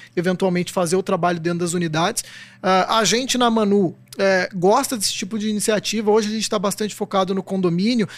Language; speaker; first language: Portuguese; native; Portuguese